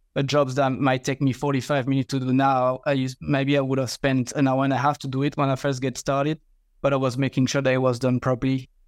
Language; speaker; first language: English; non-native, fluent; French